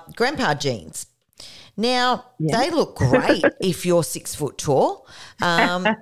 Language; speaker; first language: English; native; English